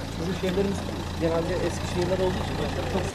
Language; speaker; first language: Turkish; native; Turkish